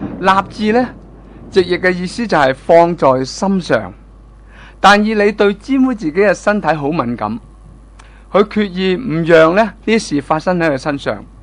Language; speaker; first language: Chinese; non-native, local second language; Cantonese